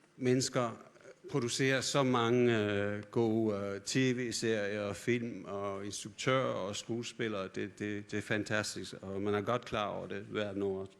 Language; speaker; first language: Danish; early bilingual, heritage; English